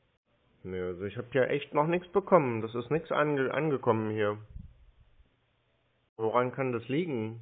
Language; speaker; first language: German; native; German